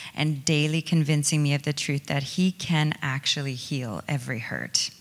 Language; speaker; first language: English; native; English